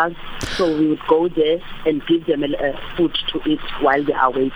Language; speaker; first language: English; non-native, local second language; Afrikaans